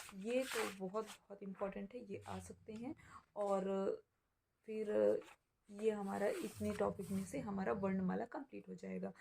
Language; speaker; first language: Hindi; native; Hindi